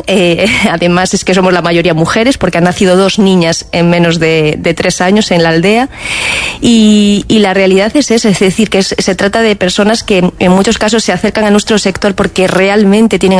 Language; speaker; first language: Spanish; native; Spanish